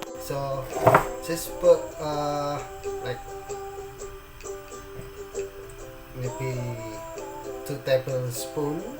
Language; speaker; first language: English; non-native, learner; Indonesian